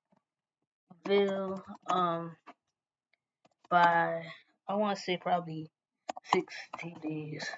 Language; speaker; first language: English; native; English